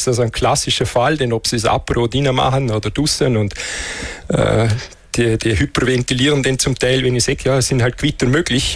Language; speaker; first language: German; native; German